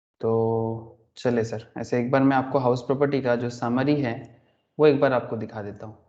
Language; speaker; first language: Hindi; non-native, local second language; Bangla